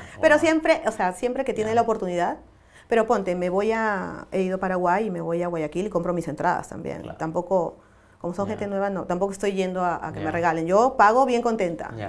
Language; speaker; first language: Spanish; native; Spanish